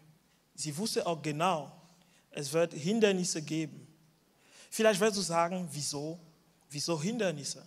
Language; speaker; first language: German; non-native, fluent; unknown